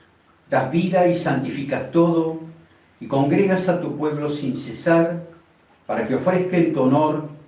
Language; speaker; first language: Spanish; native; Spanish